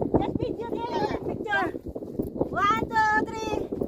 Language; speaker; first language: English; non-native, learner; Filipino